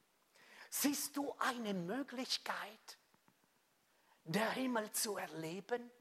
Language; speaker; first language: German; non-native, fluent; Italian